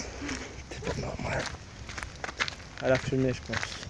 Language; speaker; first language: French; native; French